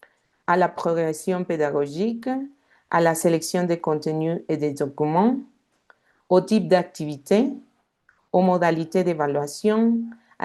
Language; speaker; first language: French; non-native, fluent; Spanish